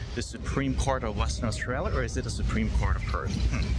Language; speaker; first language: English; non-native, local second language; Cebuano